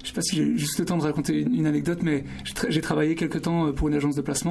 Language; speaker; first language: French; native; French